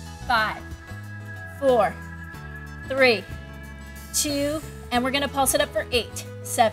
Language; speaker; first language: English; native; English